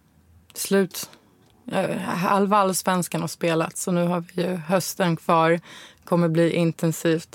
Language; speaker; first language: Swedish; native; Swedish